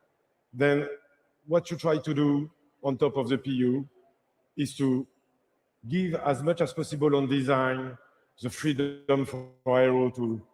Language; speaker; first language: English; non-native, fluent; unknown